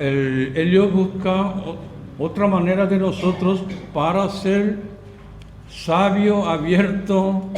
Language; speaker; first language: Spanish; non-native, fluent; Korean